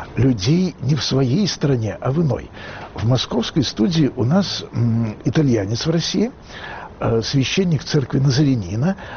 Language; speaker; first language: Russian; native; Russian